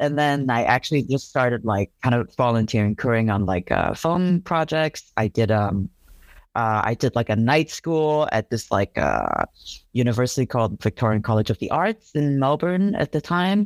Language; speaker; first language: English; non-native, local second language; Cantonese